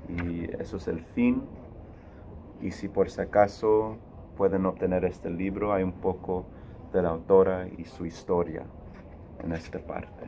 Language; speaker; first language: Spanish; early bilingual, heritage; Spanish